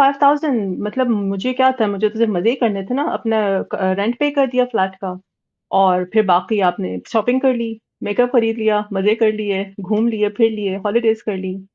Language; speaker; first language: Hindi; early bilingual, heritage; Urdu